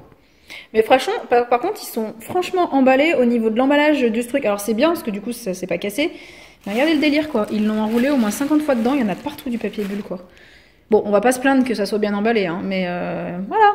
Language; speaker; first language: French; native; French